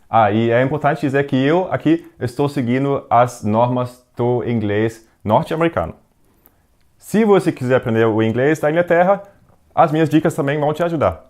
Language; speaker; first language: Portuguese; non-native, fluent; Danish